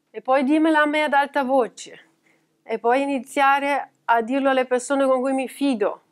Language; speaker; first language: Italian; non-native, fluent; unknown